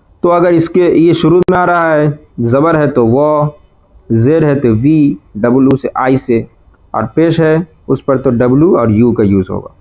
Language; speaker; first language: Urdu; native; Urdu